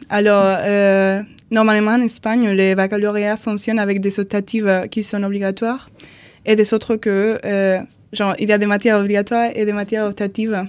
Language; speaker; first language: French; non-native, learner; Spanish